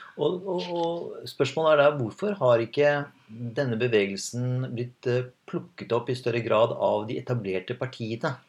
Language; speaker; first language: Norwegian; native; Norwegian